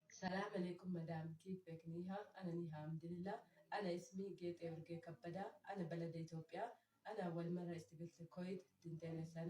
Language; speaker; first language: Arabic; non-native, learner; Oromo